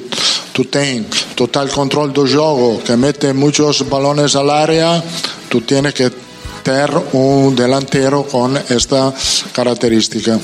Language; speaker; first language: Portuguese; non-native, learner; Italian